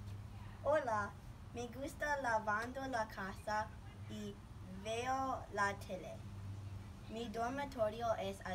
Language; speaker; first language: Spanish; non-native, learner; English